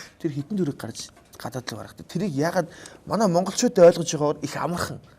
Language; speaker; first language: Mongolian; native; Mongolian